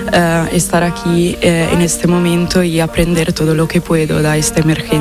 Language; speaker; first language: Spanish; non-native, fluent; Italian